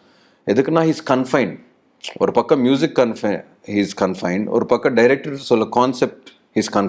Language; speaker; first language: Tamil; non-native, learner; Telugu